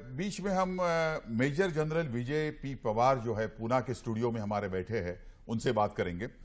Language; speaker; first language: Hindi; non-native, local second language; Marathi